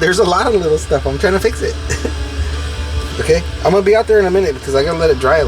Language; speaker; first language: English; native; English